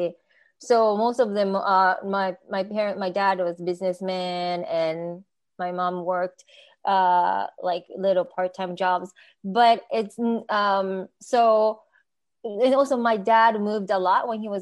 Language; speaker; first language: English; non-native, learner; Japanese